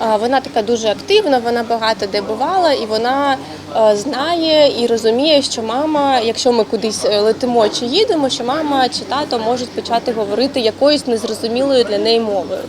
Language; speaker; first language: Ukrainian; non-native, local second language; Russian